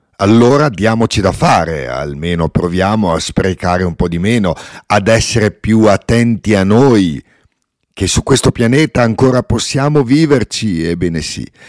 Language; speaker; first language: Italian; non-native, local second language; Ladin